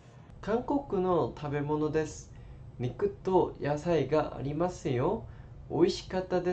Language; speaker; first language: Japanese; non-native, learner; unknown